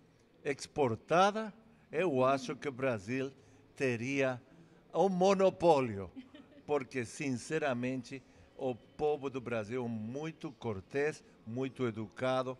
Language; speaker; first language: Portuguese; non-native, fluent; English